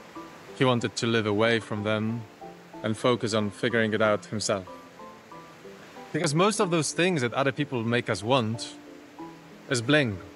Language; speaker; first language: English; non-native, fluent; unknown